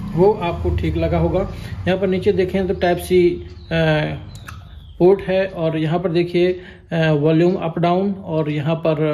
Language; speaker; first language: Hindi; native; Hindi